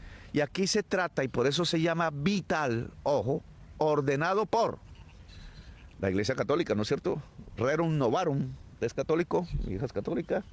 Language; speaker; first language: Spanish; native; Spanish